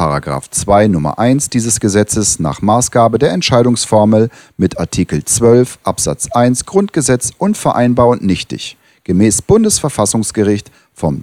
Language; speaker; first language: German; native; German